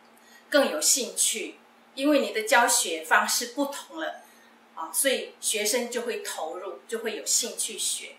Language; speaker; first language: Chinese; non-native, local second language; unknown